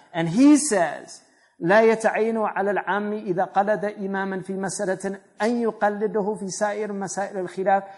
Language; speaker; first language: Arabic; non-native, fluent; English